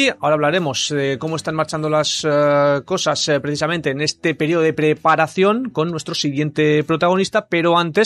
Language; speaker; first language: Spanish; native; Spanish